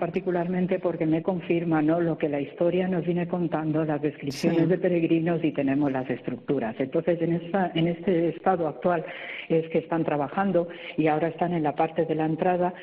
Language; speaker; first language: Spanish; native; Spanish